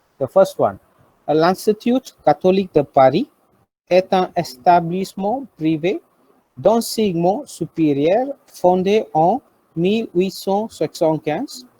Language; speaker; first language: French; non-native, fluent; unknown